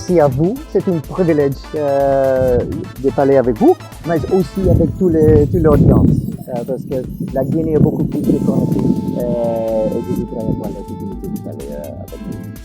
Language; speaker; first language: French; non-native, fluent; English